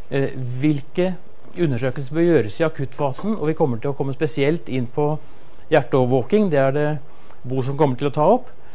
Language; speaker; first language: Norwegian; native; Norwegian